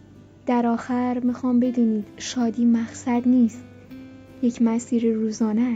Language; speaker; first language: Persian; native; Persian